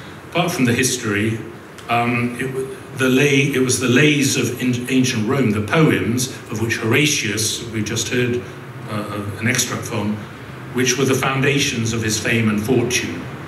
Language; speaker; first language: English; native; English